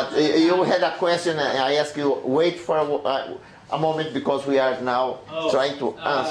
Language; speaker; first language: English; non-native, fluent; Spanish